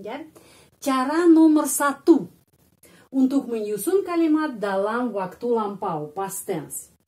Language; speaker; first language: Indonesian; non-native, fluent; Russian